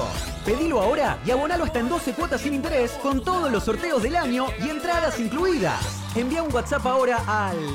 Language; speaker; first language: Spanish; native; Spanish